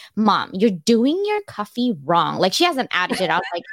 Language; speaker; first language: English; early bilingual, other home language; Cebuano